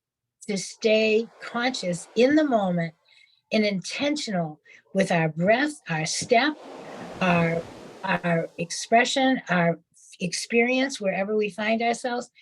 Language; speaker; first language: English; native; English